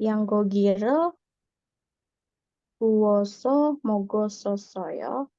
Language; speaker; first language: Korean; non-native, learner; Indonesian